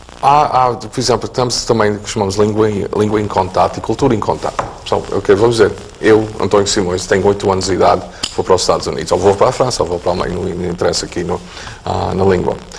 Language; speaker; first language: Portuguese; early bilingual, heritage; English